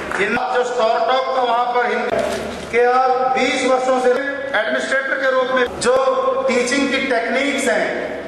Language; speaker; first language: Hindi; native; Hindi